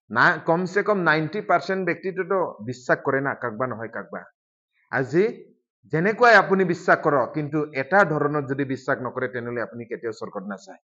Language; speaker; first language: Assamese; non-native, local second language; Bodo